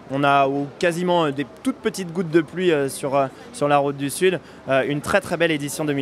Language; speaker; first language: French; native; French